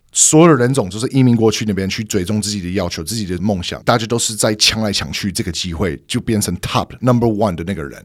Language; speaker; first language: Chinese; non-native, fluent; English